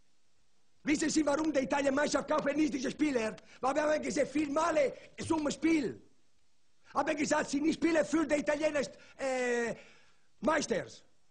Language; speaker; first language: German; non-native, learner; Italian